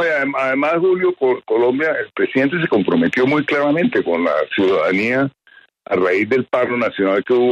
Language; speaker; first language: Spanish; native; Spanish